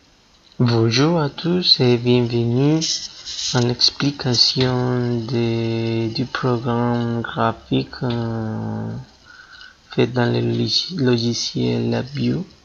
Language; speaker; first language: French; non-native, fluent; Spanish